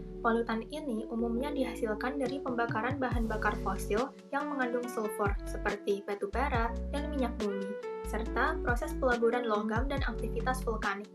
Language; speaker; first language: Indonesian; native; Indonesian